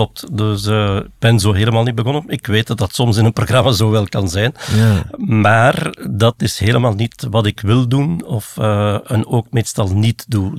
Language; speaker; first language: Dutch; native; Dutch